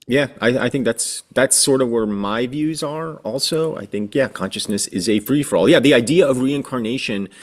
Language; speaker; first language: English; native; English